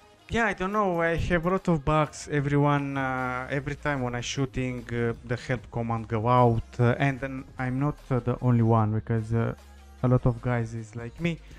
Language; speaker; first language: English; non-native, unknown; Italian